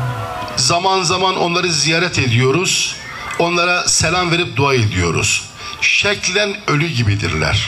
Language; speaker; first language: Turkish; native; Turkish